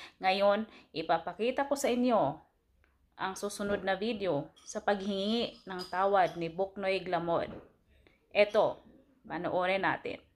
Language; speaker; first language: Filipino; non-native, local second language; Cebuano